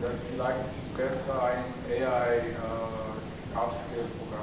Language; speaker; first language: German; non-native, learner; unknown